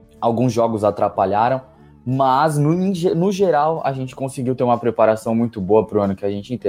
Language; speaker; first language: Portuguese; native; Portuguese